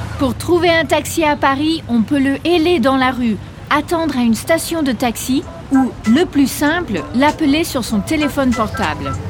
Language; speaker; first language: French; native; French